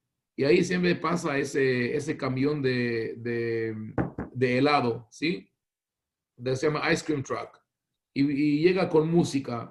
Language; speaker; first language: Spanish; non-native, fluent; Hebrew